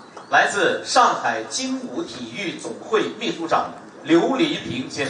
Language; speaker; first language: Chinese; native; Chinese